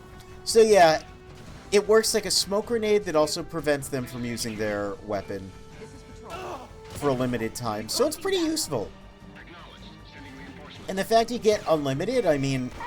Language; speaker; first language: English; native; English